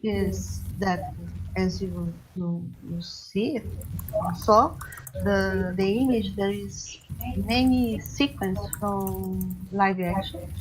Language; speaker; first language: English; non-native, learner; Portuguese